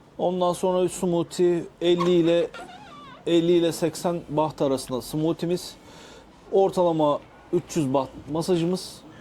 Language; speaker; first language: Turkish; native; Turkish